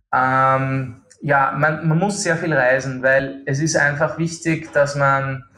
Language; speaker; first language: German; native; German